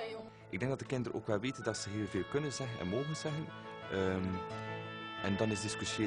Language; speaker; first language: Dutch; native; Dutch